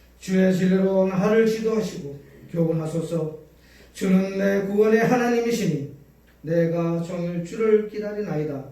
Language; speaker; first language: Korean; native; Korean